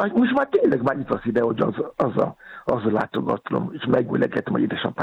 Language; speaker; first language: Hungarian; non-native, fluent; Yoruba